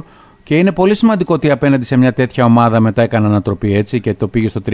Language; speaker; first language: Greek; native; Greek